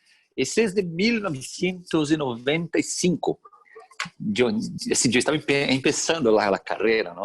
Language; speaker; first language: Spanish; non-native, fluent; Portuguese